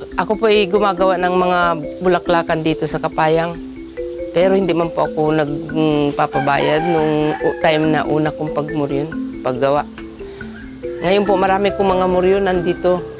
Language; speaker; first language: Filipino; native; Filipino